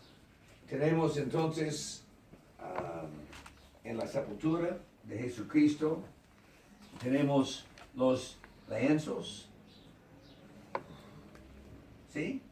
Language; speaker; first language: Spanish; non-native, learner; English